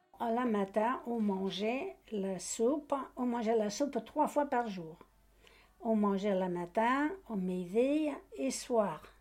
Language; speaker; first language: French; non-native, learner; Portuguese